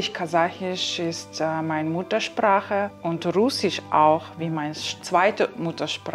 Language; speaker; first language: German; non-native, fluent; Kazakh